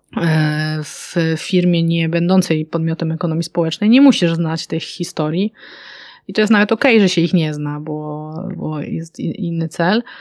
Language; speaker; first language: Polish; native; Polish